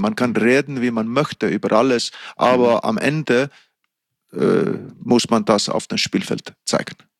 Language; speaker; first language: German; non-native, fluent; Icelandic